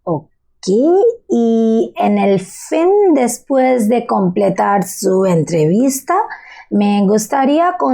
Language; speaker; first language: Spanish; non-native, learner; Bangla